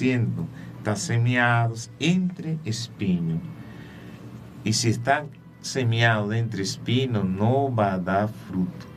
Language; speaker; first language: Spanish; non-native, learner; Portuguese